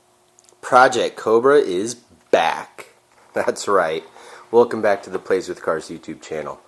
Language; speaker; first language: English; native; English